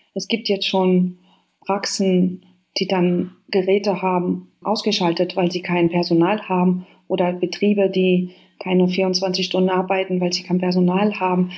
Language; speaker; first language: German; non-native, fluent; Spanish